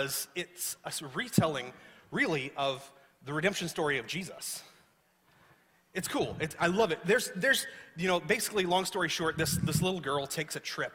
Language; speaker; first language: English; native; English